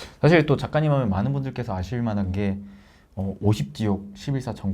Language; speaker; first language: Korean; native; Korean